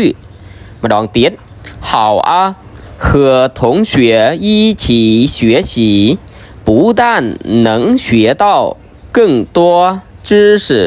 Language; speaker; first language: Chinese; non-native, fluent; Khmer